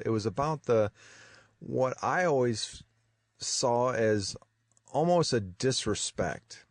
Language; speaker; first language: English; native; English